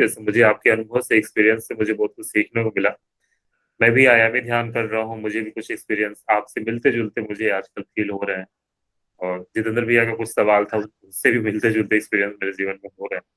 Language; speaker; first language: Hindi; native; Hindi